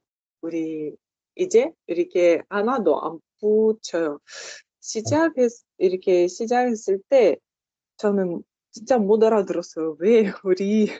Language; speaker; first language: Korean; non-native, learner; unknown